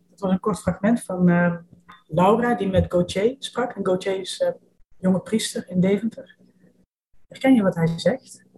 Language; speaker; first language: Dutch; native; Dutch